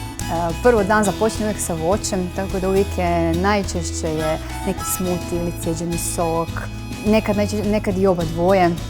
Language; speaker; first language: Croatian; native; Croatian